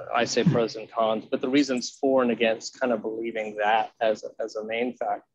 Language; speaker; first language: English; native; English